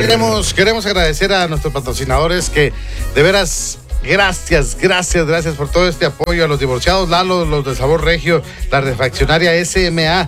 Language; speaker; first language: Spanish; native; Spanish